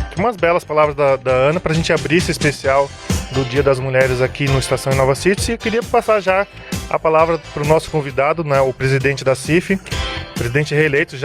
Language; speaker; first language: Portuguese; native; Portuguese